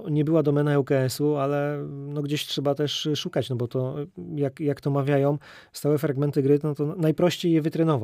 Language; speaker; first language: Polish; native; Polish